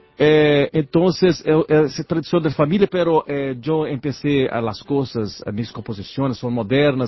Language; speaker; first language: Spanish; non-native, learner; Portuguese